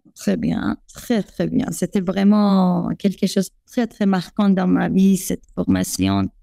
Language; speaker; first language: French; non-native, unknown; Persian